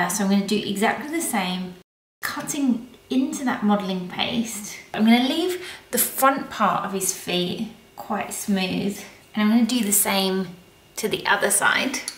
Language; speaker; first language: English; native; English